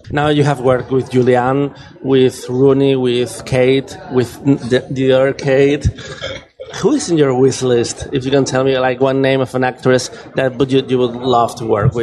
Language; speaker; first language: English; non-native, fluent; Spanish